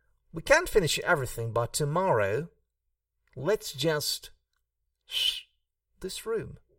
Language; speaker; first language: English; non-native, fluent; Hungarian